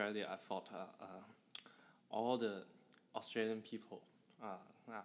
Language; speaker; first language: English; non-native, learner; Chinese